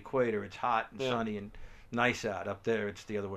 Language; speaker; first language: English; native; English